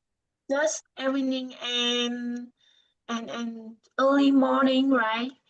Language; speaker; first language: English; non-native, learner; Vietnamese